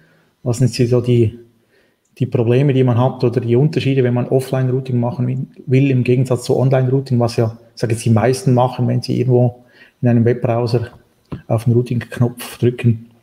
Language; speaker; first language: German; native; German